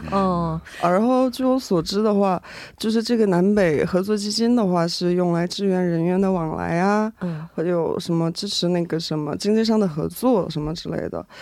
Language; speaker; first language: Chinese; non-native, fluent; Korean